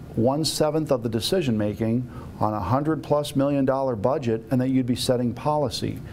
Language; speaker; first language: English; native; English